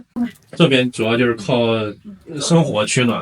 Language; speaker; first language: Chinese; native; Chinese